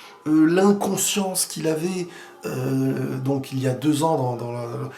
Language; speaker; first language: French; native; French